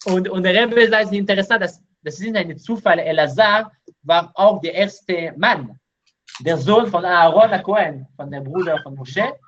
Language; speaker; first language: German; non-native, learner; Hebrew